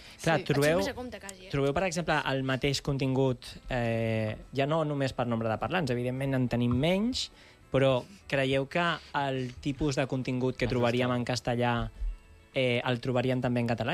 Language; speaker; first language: Catalan; native; Catalan